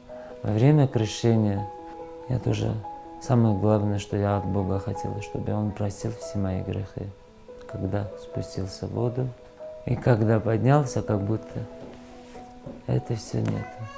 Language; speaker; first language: Russian; non-native, fluent; Georgian